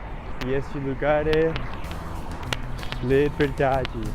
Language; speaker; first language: Portuguese; non-native, learner; English